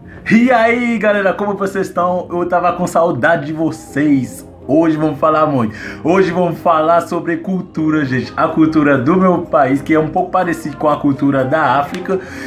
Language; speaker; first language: Portuguese; non-native, fluent; Haitian Creole